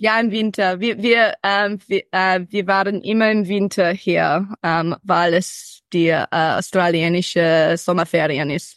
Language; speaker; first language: German; early bilingual, heritage; English